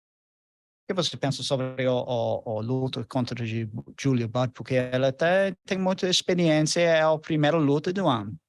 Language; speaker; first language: Portuguese; non-native, learner; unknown